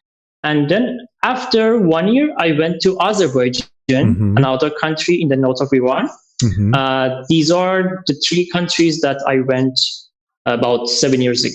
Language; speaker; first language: English; non-native, learner; Persian